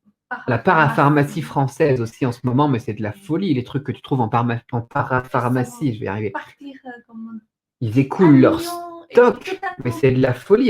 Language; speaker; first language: French; native; French